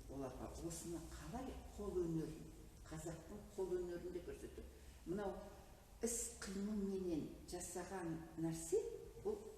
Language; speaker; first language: Kazakh; native; Kazakh